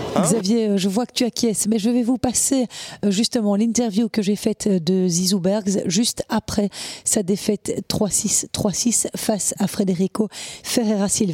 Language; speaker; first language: French; native; French